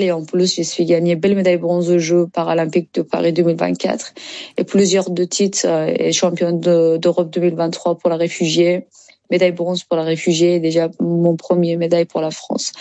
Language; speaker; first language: French; non-native, learner; Persian